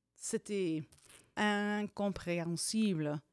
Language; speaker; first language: French; non-native, fluent; English